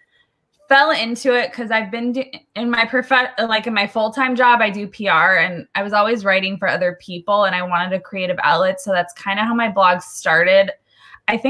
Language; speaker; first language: English; native; English